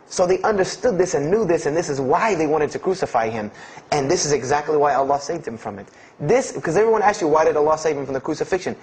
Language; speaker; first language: English; native; English